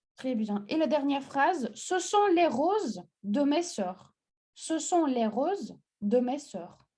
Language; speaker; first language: French; non-native, fluent; Russian